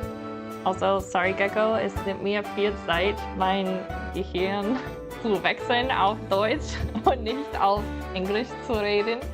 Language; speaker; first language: German; non-native, learner; English